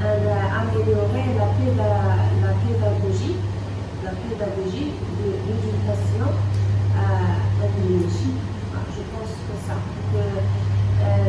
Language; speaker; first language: French; non-native, local second language; Arabic